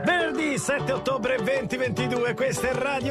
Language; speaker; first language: Italian; native; Italian